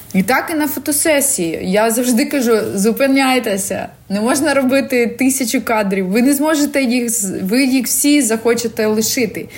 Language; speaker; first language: Ukrainian; non-native, local second language; Russian